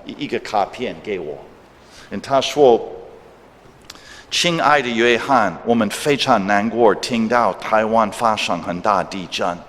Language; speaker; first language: Chinese; non-native, fluent; English